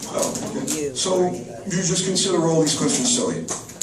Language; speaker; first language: English; native; English